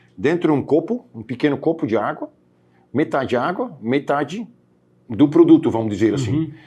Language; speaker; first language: Portuguese; non-native, fluent; Dutch